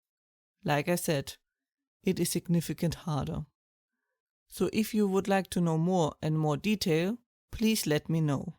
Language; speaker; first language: English; non-native, fluent; German